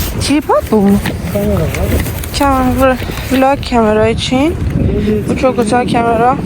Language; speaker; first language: Turkish; non-native, learner; Persian